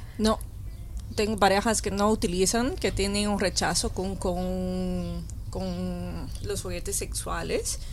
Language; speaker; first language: Spanish; non-native, fluent; Portuguese